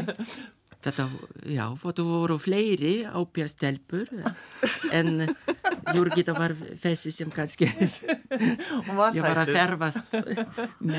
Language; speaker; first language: Icelandic; non-native, learner; Lithuanian